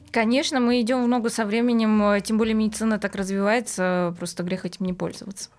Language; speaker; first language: Russian; native; Russian